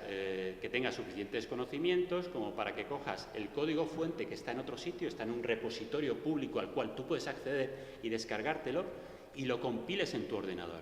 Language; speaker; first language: Spanish; native; Spanish